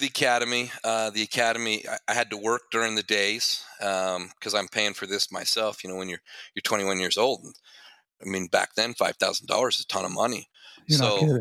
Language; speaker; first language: English; native; English